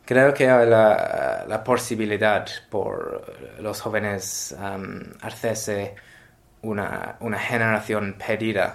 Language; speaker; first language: Spanish; non-native, learner; English